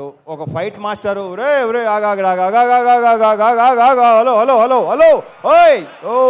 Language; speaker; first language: Telugu; native; Telugu